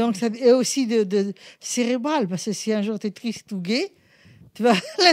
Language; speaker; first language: French; native; French